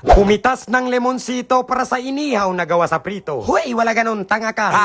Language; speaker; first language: Filipino; non-native, local second language; Chavacano